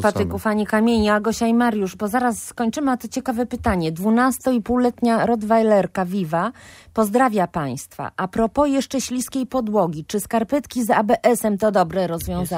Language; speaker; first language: Polish; native; Polish